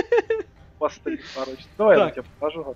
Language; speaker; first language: Russian; native; Russian